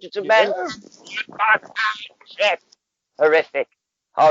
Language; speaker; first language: English; native; English